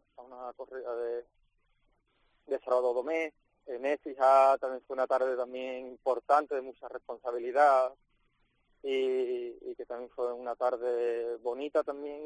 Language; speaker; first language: Spanish; native; Spanish